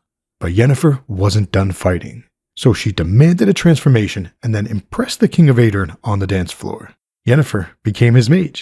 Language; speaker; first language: English; native; English